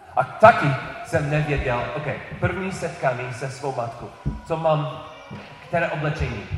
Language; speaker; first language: Czech; non-native, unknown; English